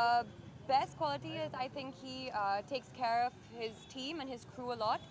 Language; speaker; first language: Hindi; non-native, learner; English